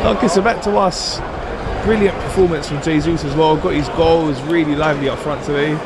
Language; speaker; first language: English; native; English